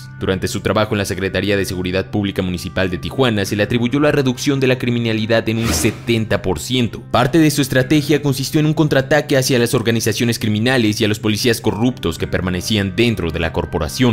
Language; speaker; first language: Spanish; native; Spanish